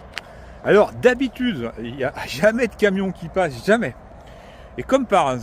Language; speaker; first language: French; native; French